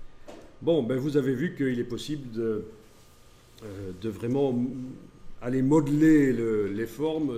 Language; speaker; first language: French; native; French